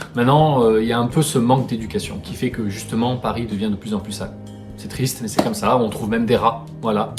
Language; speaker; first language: French; native; French